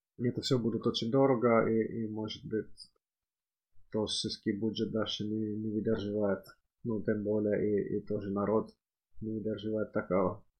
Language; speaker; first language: Russian; non-native, fluent; Finnish